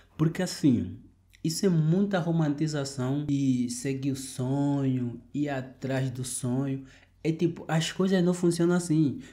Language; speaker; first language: Portuguese; native; Portuguese